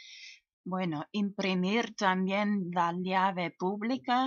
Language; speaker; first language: Spanish; non-native, fluent; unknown